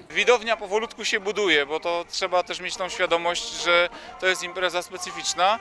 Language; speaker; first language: Polish; native; Polish